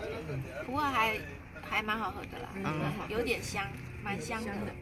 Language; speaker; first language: Chinese; native; Chinese